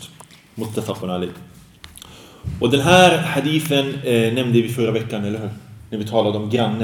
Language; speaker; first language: Swedish; early bilingual, other home language; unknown